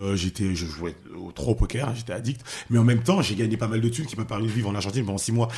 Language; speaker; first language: French; early bilingual, other home language; Haitian Creole